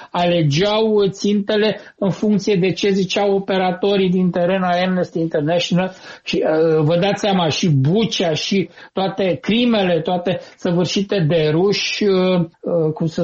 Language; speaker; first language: Romanian; native; Romanian